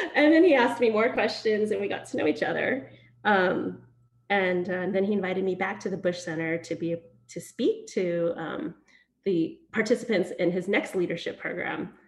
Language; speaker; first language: English; early bilingual, other home language; Vietnamese